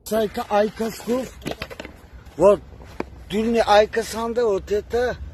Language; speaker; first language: Russian; non-native, learner; Tajik